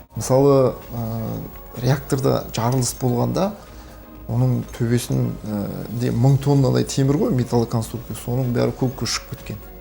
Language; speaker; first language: Kazakh; native; Kazakh